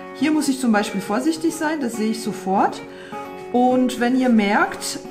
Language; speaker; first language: German; native; German